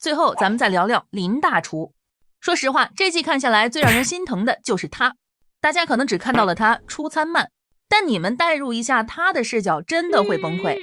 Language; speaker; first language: Chinese; native; Chinese